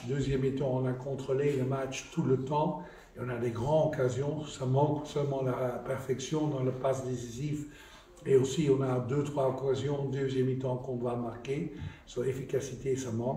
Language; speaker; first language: French; non-native, fluent; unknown